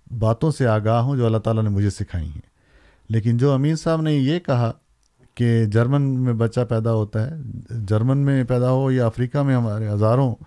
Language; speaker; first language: Urdu; native; Urdu